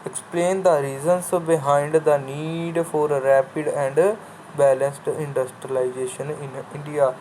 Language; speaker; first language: English; non-native, local second language; Punjabi